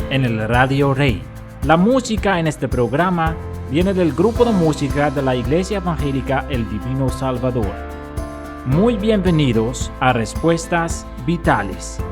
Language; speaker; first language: Spanish; native; Spanish